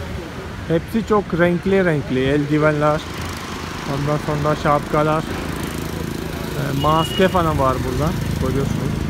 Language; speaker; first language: Turkish; non-native, fluent; Malayalam